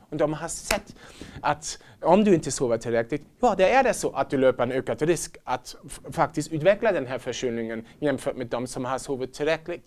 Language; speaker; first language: Swedish; non-native, fluent; German